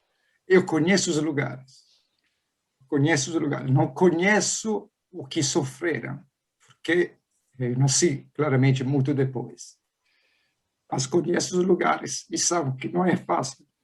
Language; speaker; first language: Portuguese; non-native, fluent; Italian